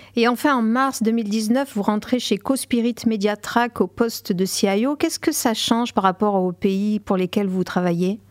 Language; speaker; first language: French; native; French